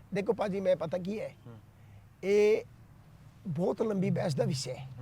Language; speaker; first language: Punjabi; non-native, local second language; Hindi